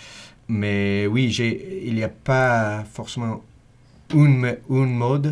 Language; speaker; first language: French; non-native, fluent; English